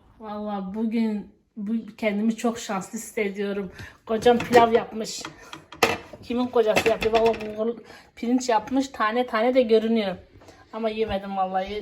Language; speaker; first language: Turkish; native; Turkish